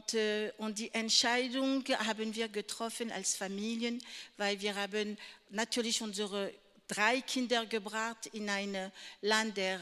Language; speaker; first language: German; non-native, fluent; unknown